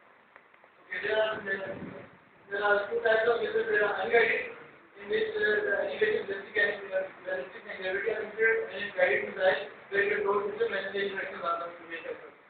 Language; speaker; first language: English; non-native, learner; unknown